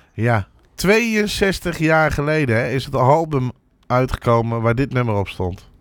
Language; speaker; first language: Dutch; native; Dutch